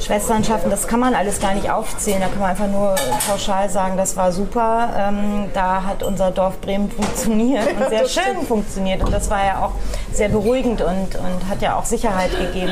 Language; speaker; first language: German; native; German